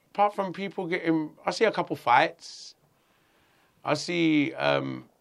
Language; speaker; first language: English; native; English